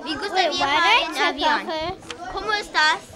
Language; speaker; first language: Spanish; non-native, learner; English